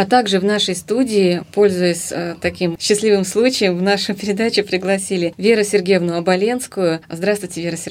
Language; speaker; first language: Russian; native; Russian